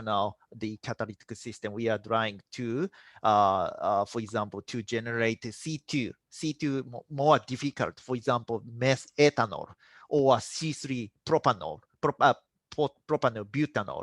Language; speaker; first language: English; non-native, fluent; Japanese